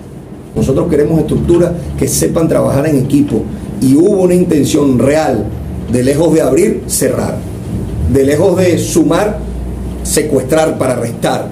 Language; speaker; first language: Spanish; native; Spanish